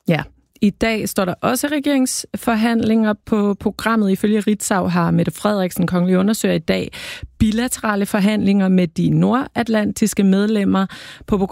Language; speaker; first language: Danish; native; Danish